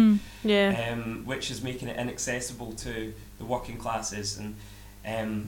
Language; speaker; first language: English; native; English